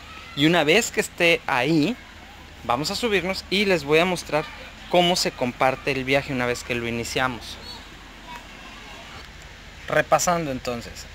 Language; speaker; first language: Spanish; native; Spanish